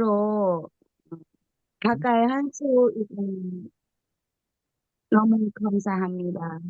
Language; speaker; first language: Korean; non-native, learner; Thai